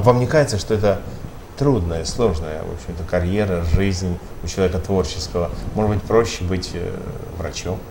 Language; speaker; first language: Russian; native; Russian